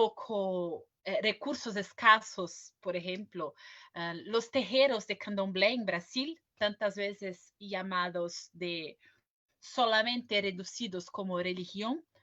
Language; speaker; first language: Spanish; non-native, fluent; Portuguese